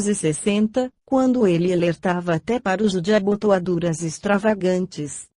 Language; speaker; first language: Portuguese; native; Portuguese